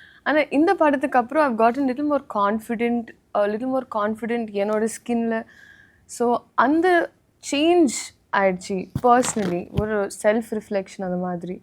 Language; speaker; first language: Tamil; non-native, learner; Telugu